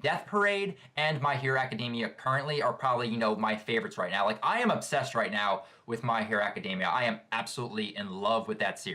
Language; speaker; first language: English; native; English